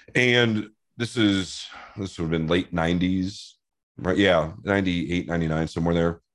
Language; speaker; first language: English; native; English